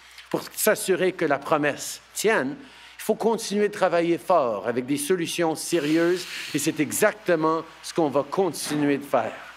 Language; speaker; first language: French; early bilingual, heritage; French